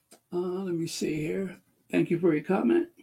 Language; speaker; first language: English; native; English